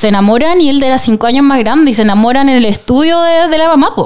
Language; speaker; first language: Spanish; native; Spanish